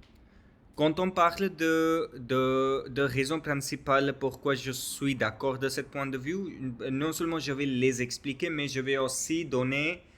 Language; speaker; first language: French; non-native, learner; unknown